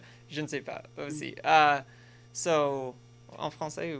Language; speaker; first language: French; non-native, local second language; English